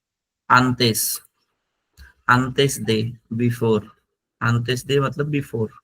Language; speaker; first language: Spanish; non-native, fluent; Hindi